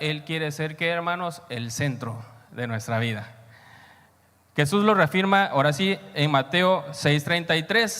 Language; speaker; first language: Spanish; native; Spanish